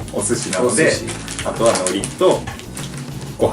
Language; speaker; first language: Japanese; native; Japanese